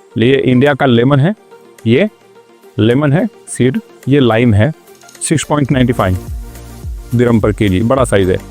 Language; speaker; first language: Hindi; non-native, local second language; Marathi